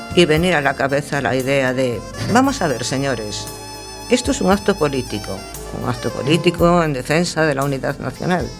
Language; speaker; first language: Spanish; non-native, local second language; Galician